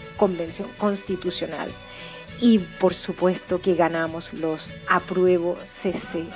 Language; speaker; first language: Spanish; native; Spanish